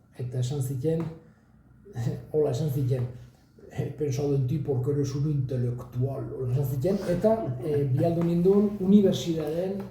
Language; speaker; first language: Basque; native; Basque